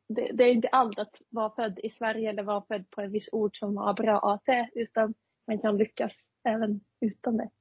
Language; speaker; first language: Swedish; non-native, fluent; Finnish